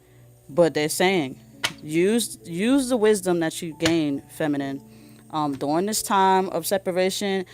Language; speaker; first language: English; native; English